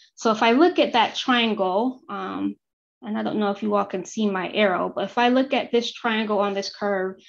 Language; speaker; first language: English; native; English